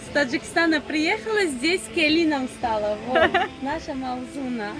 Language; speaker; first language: Russian; non-native, local second language; Tajik